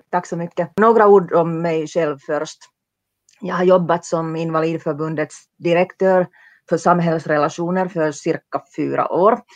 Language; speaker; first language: Swedish; non-native, local second language; Finnish